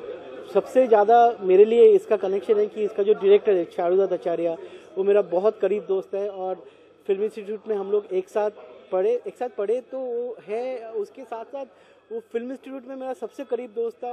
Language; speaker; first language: Hindi; non-native, local second language; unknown